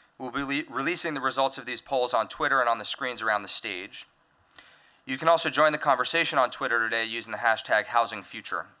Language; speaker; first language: English; native; English